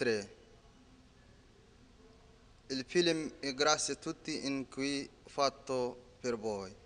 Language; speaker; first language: Italian; non-native, learner; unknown